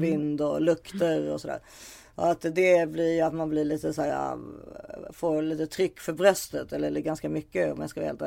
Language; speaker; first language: Swedish; native; Swedish